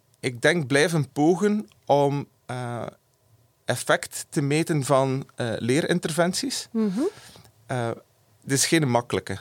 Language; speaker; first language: Dutch; native; Dutch